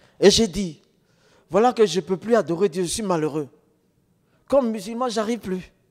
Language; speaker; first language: French; non-native, local second language; Dyula